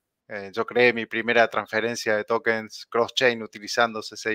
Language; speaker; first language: Spanish; native; Spanish